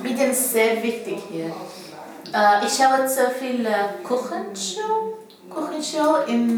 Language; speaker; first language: German; non-native, learner; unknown